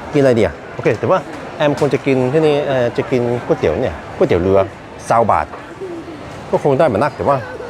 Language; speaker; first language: Thai; non-native, fluent; Norwegian